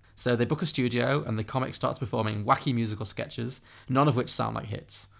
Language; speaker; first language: English; native; English